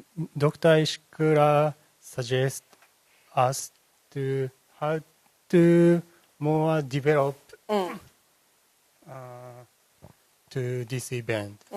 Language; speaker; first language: English; non-native, learner; Japanese